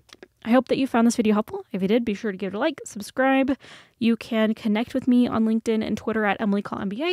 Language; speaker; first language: English; native; English